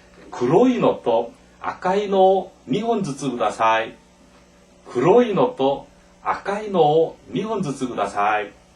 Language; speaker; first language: Japanese; non-native, fluent; Korean